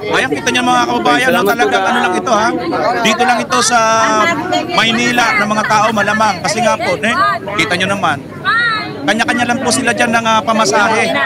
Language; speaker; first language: Filipino; native; Filipino